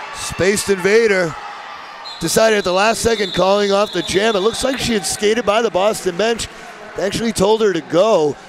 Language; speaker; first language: English; native; English